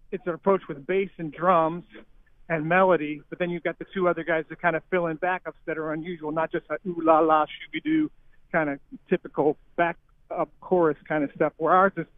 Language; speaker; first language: English; native; English